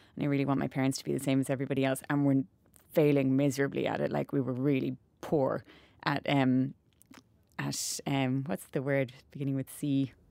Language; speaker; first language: English; native; English